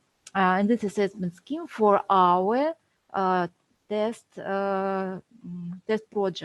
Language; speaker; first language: English; non-native, learner; Russian